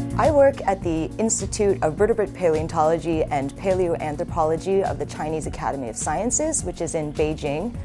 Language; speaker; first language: English; native; English